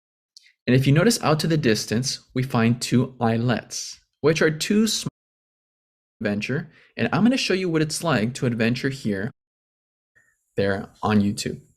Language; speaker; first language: English; native; English